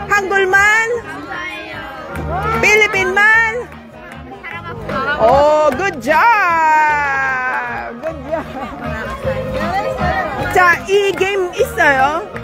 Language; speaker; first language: Korean; non-native, learner; Filipino